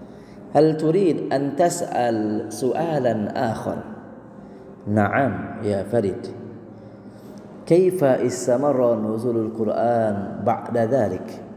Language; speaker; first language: Arabic; non-native, fluent; Indonesian